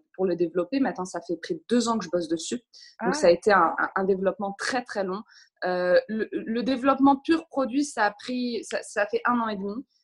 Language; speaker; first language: French; native; French